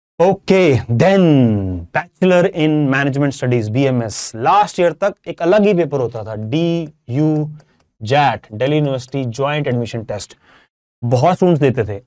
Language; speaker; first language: Hindi; non-native, local second language; Punjabi